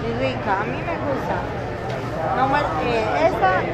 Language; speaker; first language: Spanish; native; Spanish